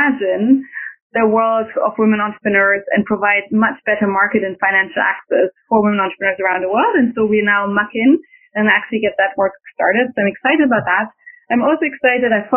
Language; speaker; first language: English; non-native, fluent; German